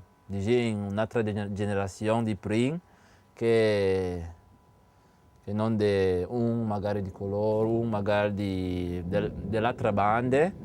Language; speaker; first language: Italian; non-native, learner; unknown